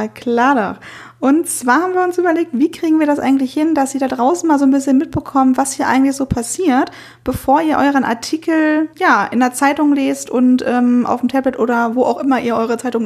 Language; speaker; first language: German; native; German